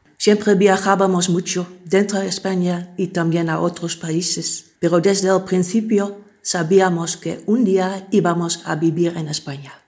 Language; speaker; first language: Spanish; non-native, fluent; Dutch